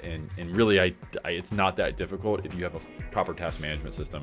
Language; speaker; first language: English; native; English